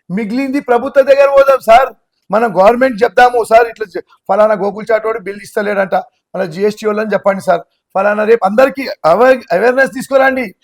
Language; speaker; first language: Telugu; non-native, local second language; Gujarati